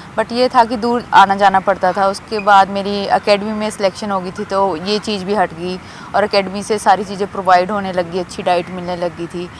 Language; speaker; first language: Hindi; native; Hindi